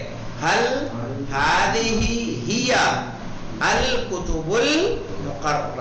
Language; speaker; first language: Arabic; non-native, fluent; Urdu